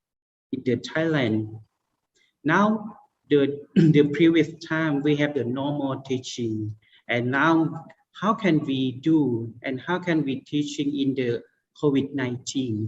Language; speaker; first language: English; non-native, learner; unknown